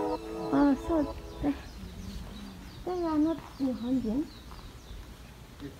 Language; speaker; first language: English; non-native, learner; Indonesian